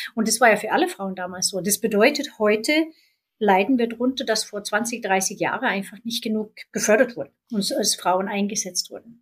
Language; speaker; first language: German; non-native, fluent; Swedish